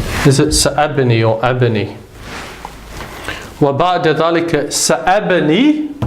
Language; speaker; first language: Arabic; non-native, fluent; English